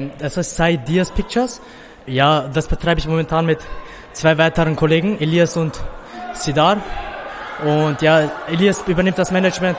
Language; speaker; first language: German; non-native, fluent; Persian